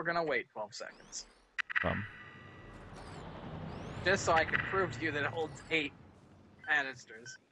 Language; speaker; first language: English; native; English